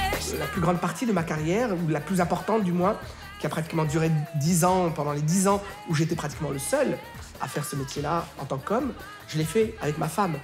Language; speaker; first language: French; non-native, local second language; Arabic